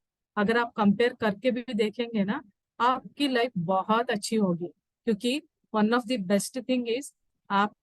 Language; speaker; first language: Hindi; native; Hindi